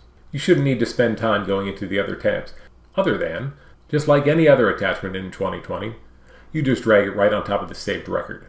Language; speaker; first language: English; native; English